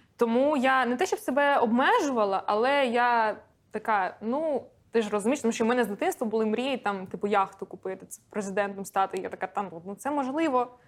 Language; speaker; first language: Ukrainian; non-native, local second language; Russian